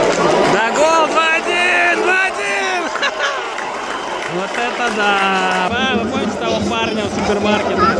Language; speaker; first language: Russian; native; Russian